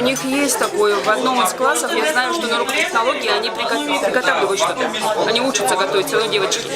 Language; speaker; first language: Russian; native; Russian